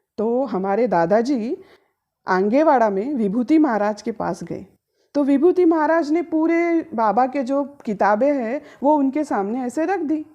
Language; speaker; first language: Hindi; non-native, local second language; Marathi